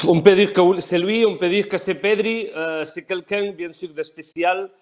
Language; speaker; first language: French; non-native, fluent; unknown